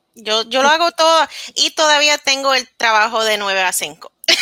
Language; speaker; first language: Spanish; early bilingual, heritage; Spanish